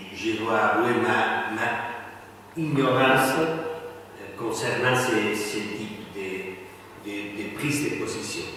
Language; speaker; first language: French; non-native, fluent; Spanish